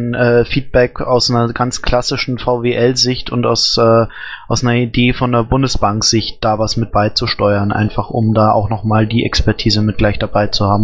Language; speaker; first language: German; native; German